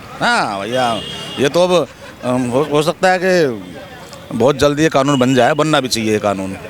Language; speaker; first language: Hindi; native; Hindi